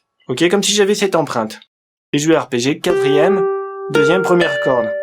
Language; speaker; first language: French; native; French